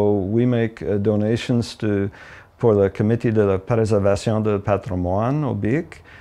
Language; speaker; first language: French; non-native, local second language; English